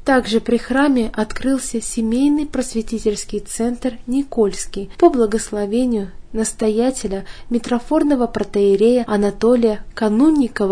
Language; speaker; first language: Russian; native; Russian